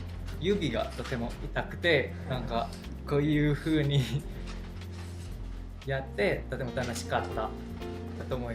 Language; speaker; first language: Japanese; non-native, fluent; Indonesian